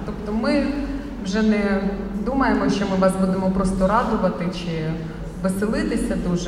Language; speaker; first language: Ukrainian; native; Ukrainian